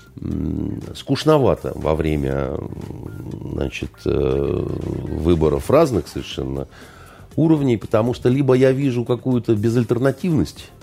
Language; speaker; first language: Russian; native; Russian